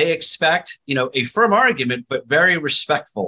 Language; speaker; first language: English; native; English